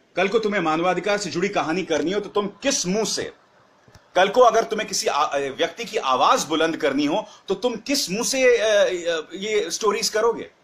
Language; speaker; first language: Hindi; native; Hindi